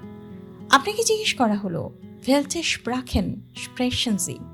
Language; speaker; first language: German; non-native, learner; Bangla